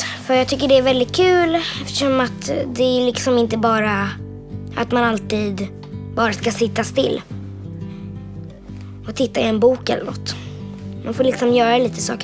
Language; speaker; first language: Swedish; native; Swedish